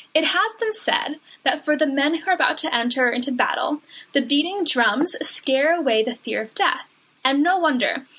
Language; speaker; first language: English; native; English